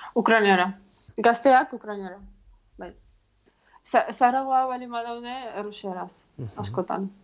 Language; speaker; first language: Basque; non-native, fluent; Ukrainian